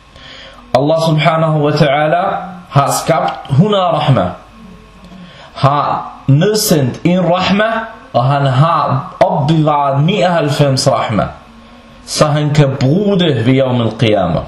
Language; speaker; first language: Danish; non-native, fluent; Arabic